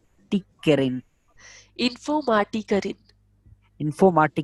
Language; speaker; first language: German; non-native, learner; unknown